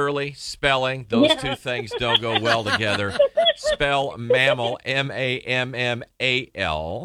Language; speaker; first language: English; native; English